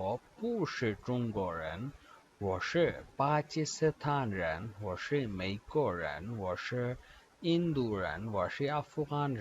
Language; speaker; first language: Chinese; non-native, fluent; Urdu